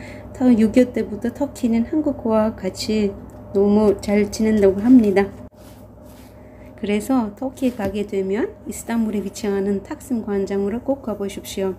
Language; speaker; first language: Korean; non-native, fluent; Turkish